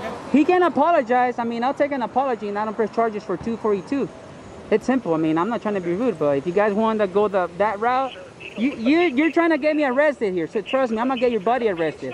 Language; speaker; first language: English; early bilingual, other home language; Spanish